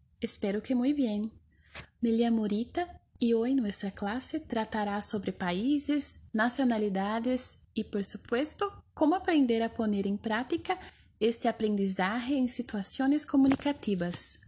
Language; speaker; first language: Portuguese; non-native, learner; Spanish